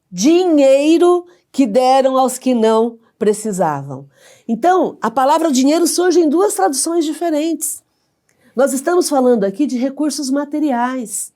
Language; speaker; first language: Portuguese; native; Portuguese